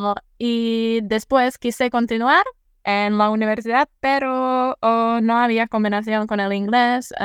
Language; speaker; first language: Spanish; non-native, fluent; Czech